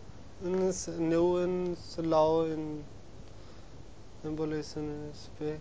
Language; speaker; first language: English; non-native, learner; Punjabi